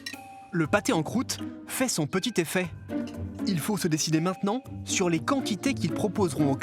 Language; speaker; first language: French; native; French